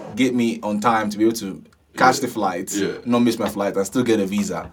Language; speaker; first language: English; non-native, local second language; Yoruba